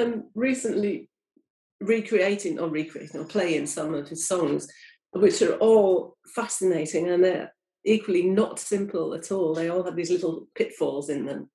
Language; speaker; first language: English; native; English